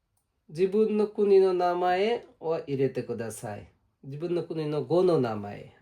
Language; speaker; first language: Japanese; non-native, fluent; Bangla